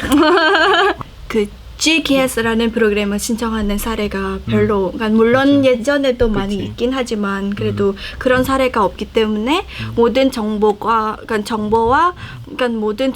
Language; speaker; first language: Korean; non-native, fluent; Khmer